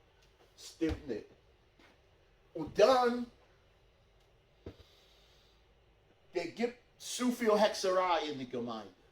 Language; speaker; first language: German; non-native, fluent; English